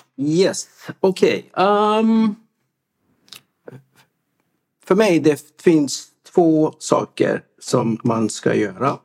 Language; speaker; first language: Swedish; non-native, fluent; English